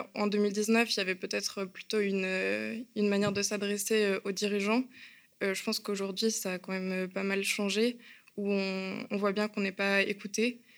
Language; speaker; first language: French; native; French